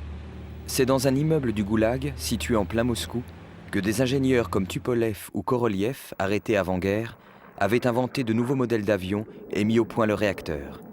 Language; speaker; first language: French; native; French